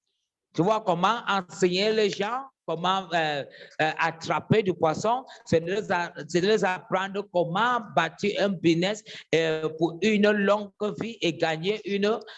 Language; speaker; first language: French; non-native, fluent; English